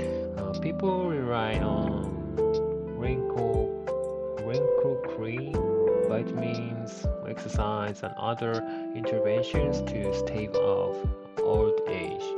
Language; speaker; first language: English; non-native, learner; Japanese